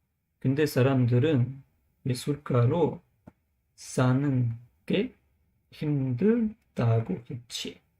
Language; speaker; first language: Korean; non-native, learner; English